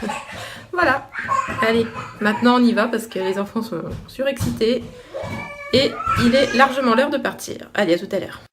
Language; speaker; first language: French; native; French